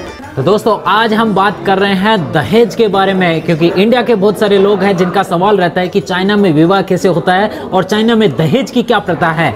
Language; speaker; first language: Hindi; native; Hindi